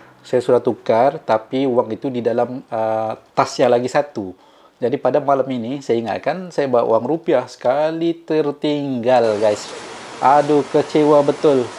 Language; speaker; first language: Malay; native; Malay